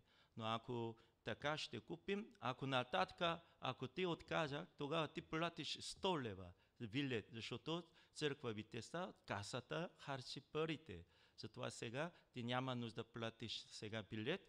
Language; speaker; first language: Bulgarian; non-native, learner; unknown